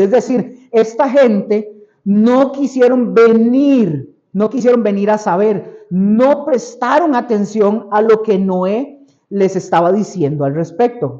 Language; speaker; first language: Spanish; native; Spanish